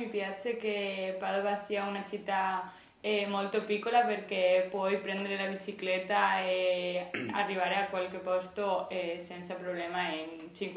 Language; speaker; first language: Italian; non-native, fluent; Spanish